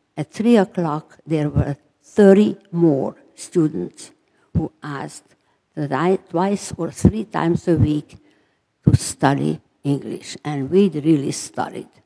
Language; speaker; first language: English; non-native, fluent; Hungarian